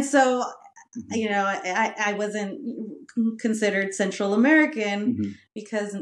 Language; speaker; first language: English; early bilingual, other home language; Spanish